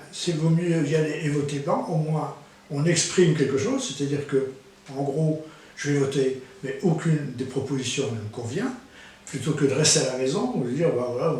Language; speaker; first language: French; native; French